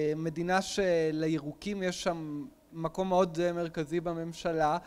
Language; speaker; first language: Hebrew; native; Hebrew